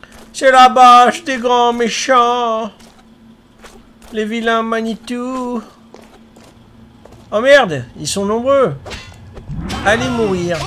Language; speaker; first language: French; native; French